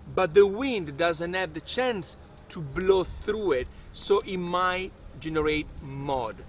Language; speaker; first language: English; non-native, fluent; Italian